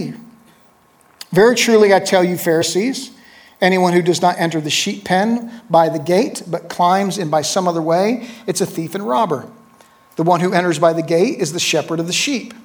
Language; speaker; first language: English; native; English